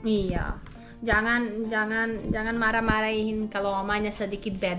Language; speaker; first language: Indonesian; non-native, learner; Serbian